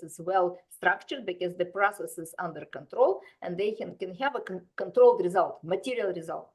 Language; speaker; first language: English; non-native, fluent; Russian